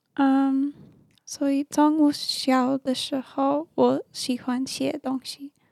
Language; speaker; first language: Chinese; non-native, learner; English